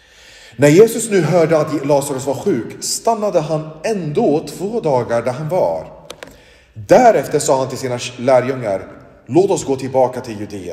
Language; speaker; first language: Swedish; non-native, local second language; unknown